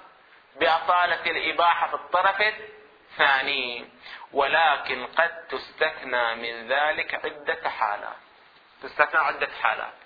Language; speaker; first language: Arabic; native; Arabic